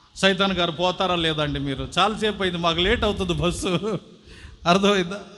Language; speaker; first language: Telugu; non-native, local second language; Tamil